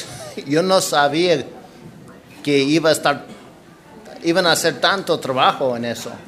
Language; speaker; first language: Spanish; non-native, learner; English